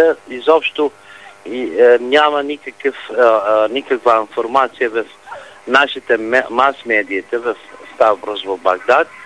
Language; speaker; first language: Bulgarian; non-native, fluent; Arabic